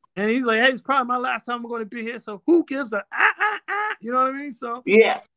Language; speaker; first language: English; native; English